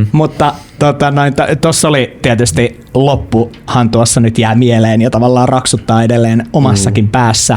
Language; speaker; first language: Finnish; native; Finnish